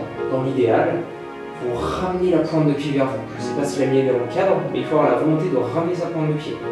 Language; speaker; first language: French; native; French